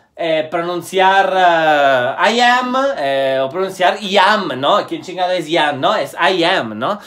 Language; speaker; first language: Spanish; non-native, fluent; Italian